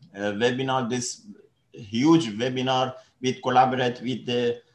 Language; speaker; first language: English; non-native, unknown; Persian